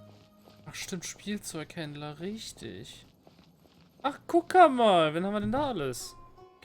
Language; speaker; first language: German; native; German